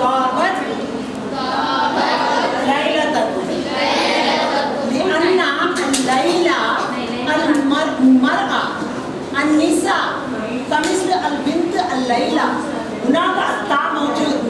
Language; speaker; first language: Arabic; non-native, learner; Urdu